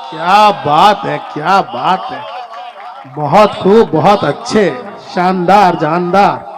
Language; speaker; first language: Hindi; native; Hindi